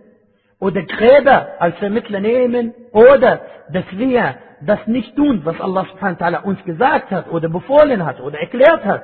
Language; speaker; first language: German; non-native, fluent; Arabic